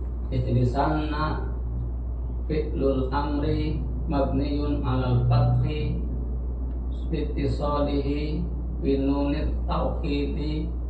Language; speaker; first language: Arabic; non-native, learner; Indonesian